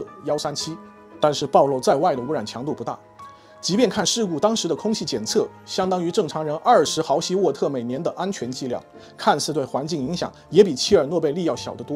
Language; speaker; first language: Chinese; native; Chinese